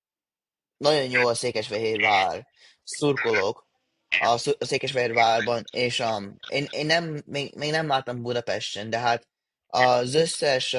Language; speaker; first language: Hungarian; early bilingual, heritage; English